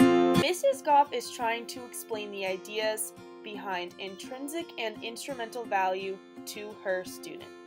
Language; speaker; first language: English; native; English